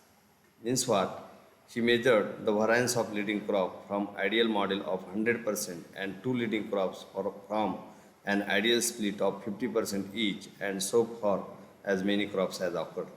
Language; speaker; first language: English; non-native, local second language; Marathi